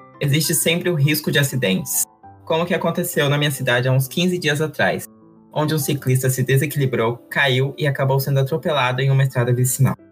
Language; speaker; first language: Portuguese; native; Portuguese